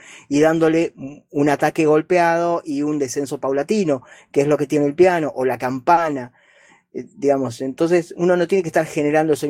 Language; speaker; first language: Spanish; native; Spanish